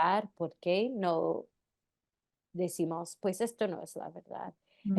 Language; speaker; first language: Spanish; non-native, fluent; English